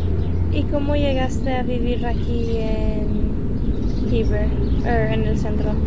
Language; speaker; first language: Spanish; early bilingual, heritage; Spanish